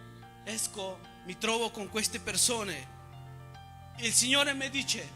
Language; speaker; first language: Italian; non-native, fluent; Spanish